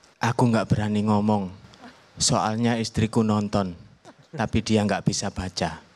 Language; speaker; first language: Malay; non-native, local second language; Javanese